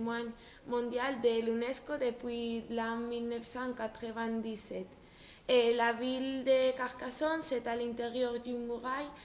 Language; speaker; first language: French; non-native, learner; Spanish